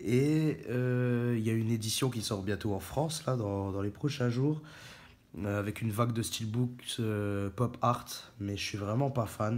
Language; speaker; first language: French; native; French